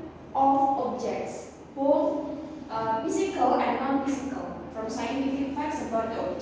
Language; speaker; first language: English; non-native, learner; Indonesian